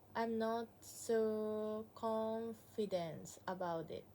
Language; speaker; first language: English; non-native, learner; Japanese